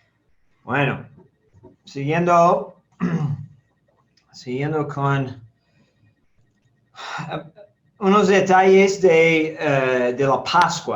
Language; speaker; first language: Spanish; non-native, fluent; English